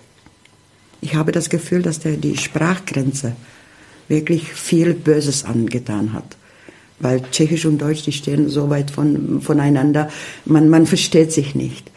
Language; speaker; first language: German; early bilingual, heritage; Czech